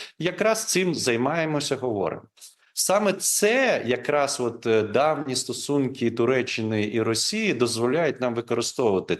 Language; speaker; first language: Ukrainian; non-native, local second language; Crimean Tatar